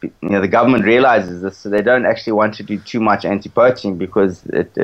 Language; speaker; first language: English; native; English